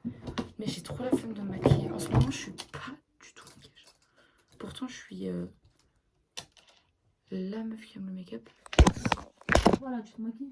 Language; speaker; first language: French; native; French